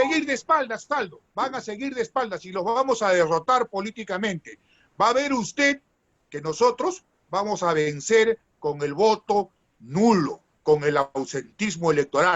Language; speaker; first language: Spanish; native; Spanish